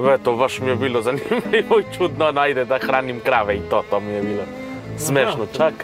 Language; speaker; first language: Croatian; non-native, fluent; Spanish